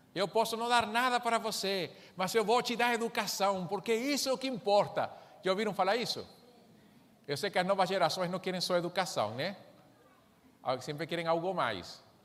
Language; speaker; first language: Portuguese; non-native, fluent; Spanish